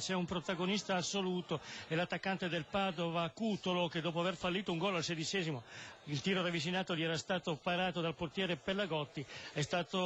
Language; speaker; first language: Italian; native; Italian